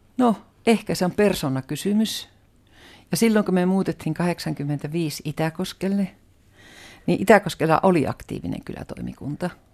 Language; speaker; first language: Finnish; native; Finnish